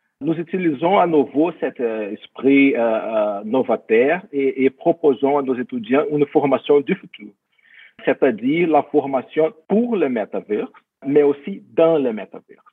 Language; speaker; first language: French; non-native, fluent; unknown